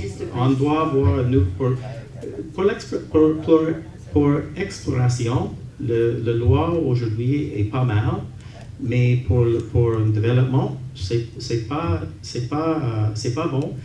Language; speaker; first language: French; non-native, learner; English